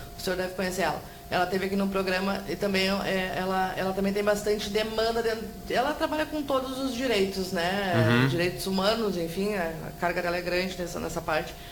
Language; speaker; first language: Portuguese; native; Portuguese